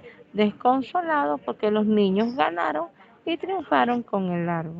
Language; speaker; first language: Spanish; native; Spanish